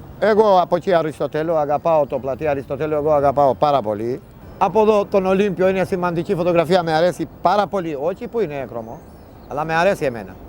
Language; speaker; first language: Greek; non-native, learner; Italian